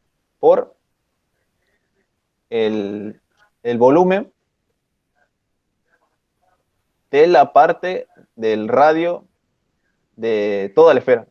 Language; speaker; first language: Spanish; native; Spanish